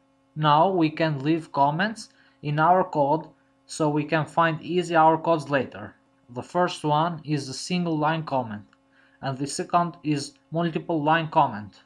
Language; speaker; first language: English; non-native, fluent; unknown